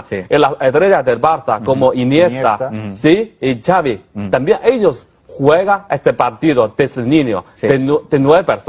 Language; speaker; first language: Spanish; non-native, fluent; Chinese